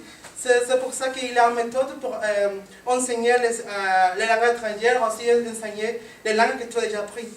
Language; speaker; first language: French; non-native, learner; Spanish